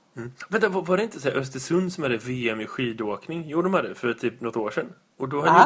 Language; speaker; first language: Swedish; native; Swedish